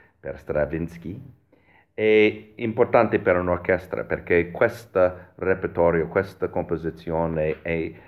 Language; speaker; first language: Italian; non-native, fluent; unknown